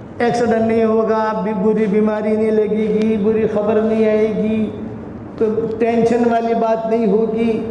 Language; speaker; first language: Urdu; non-native, local second language; Gujarati